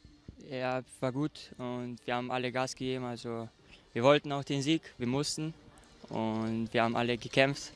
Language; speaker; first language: German; non-native, fluent; Romanian